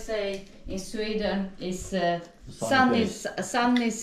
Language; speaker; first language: English; non-native, learner; Swedish